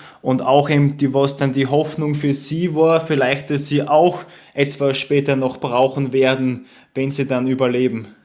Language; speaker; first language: German; native; German